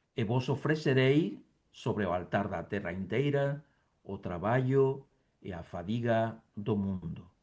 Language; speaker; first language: Portuguese; non-native, fluent; Spanish